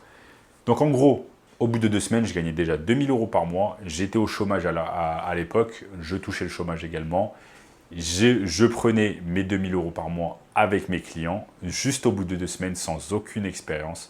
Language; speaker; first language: French; native; French